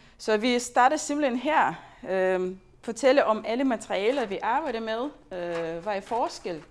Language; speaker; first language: Danish; non-native, fluent; Lithuanian